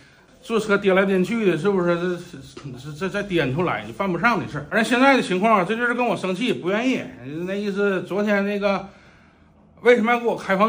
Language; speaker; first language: Chinese; native; Chinese